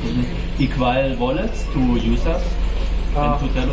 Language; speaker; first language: Spanish; non-native, learner; German